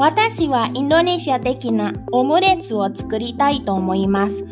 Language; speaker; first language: Japanese; non-native, fluent; Indonesian